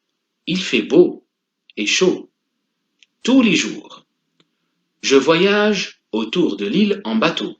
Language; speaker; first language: French; non-native, fluent; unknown